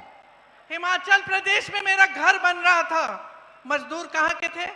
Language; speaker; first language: Hindi; native; Hindi